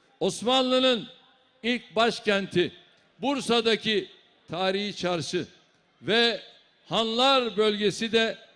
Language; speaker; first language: Turkish; native; Turkish